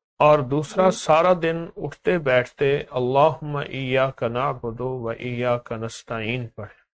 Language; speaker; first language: Urdu; native; Urdu